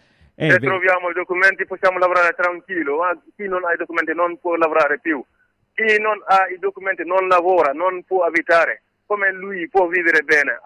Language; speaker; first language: Italian; non-native, learner; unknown